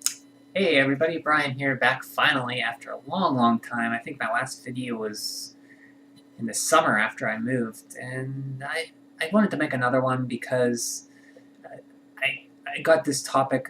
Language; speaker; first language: English; native; English